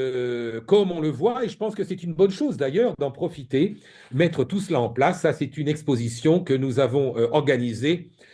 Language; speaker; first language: French; native; French